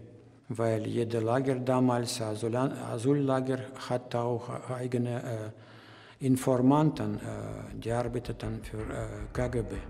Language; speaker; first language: German; non-native, learner; Russian